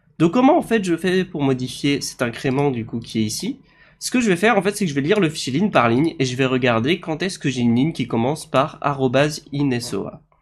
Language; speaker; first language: French; native; French